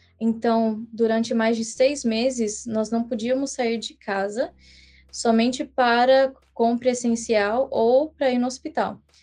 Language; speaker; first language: Portuguese; early bilingual, heritage; English